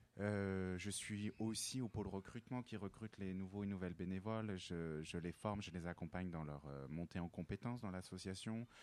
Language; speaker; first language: French; native; French